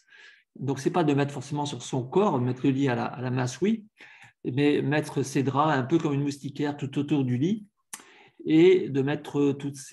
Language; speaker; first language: French; native; French